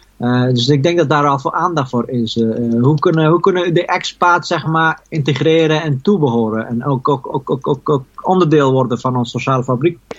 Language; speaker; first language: Dutch; early bilingual, other home language; Persian